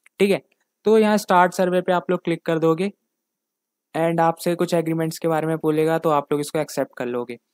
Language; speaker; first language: Hindi; native; Hindi